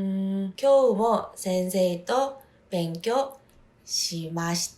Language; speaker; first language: Japanese; non-native, learner; Korean